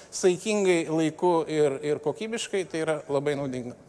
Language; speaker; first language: Lithuanian; native; Lithuanian